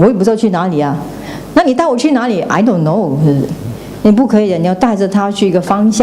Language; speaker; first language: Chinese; native; Chinese